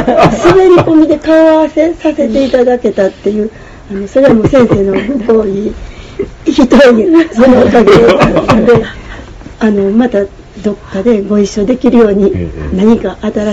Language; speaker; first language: Japanese; native; Japanese